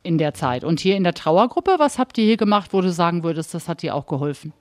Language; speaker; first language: German; native; German